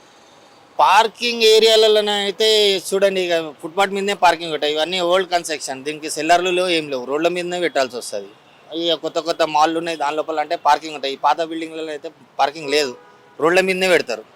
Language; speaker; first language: Telugu; native; Telugu